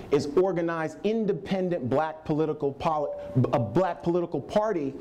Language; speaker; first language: English; native; English